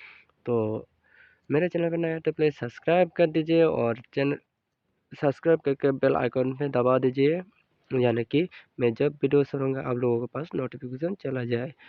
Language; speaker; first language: Hindi; non-native, local second language; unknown